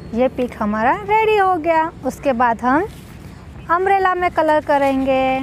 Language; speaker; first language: Hindi; non-native, local second language; Gujarati